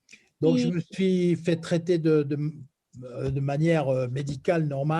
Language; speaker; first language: French; native; French